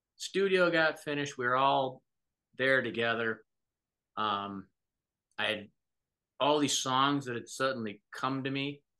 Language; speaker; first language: English; native; English